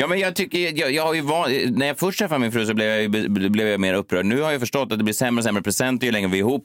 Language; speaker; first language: Swedish; native; Swedish